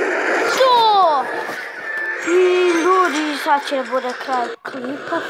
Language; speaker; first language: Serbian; early bilingual, heritage; Serbian